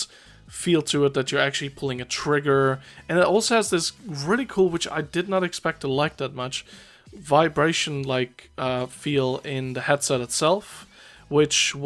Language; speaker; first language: English; native; English